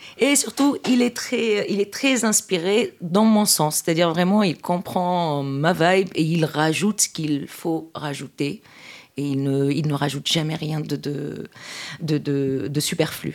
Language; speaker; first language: French; non-native, local second language; Arabic